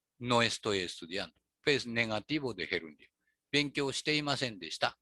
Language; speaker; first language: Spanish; non-native, fluent; Japanese